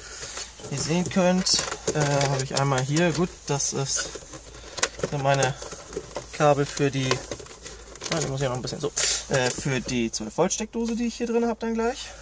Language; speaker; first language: German; native; German